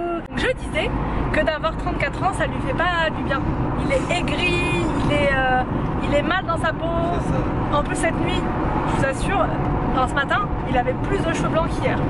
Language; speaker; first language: French; native; French